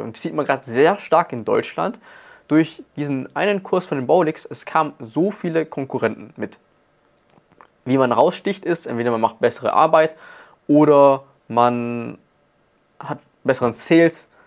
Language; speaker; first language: German; native; German